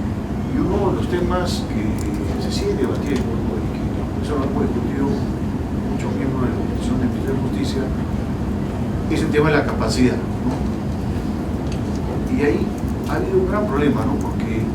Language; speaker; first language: Spanish; native; Spanish